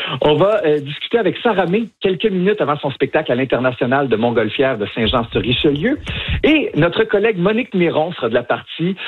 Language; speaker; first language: French; native; French